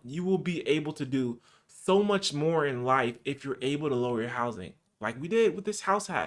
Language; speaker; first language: English; native; English